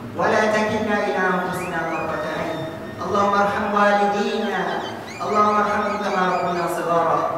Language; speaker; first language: Arabic; non-native, fluent; Fula